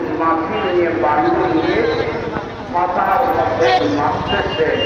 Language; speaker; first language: Bangla; native; Bangla